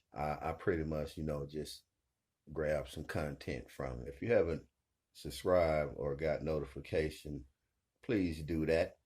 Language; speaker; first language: English; native; English